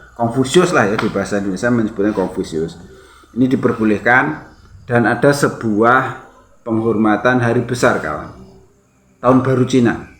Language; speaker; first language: Indonesian; native; Indonesian